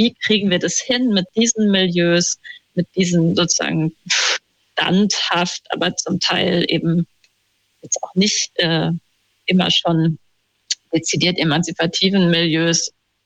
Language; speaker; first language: German; native; German